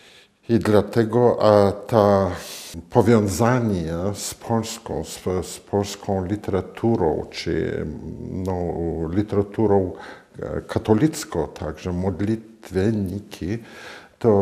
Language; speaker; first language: Polish; non-native, fluent; Latvian